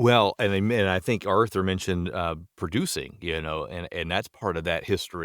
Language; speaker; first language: English; native; English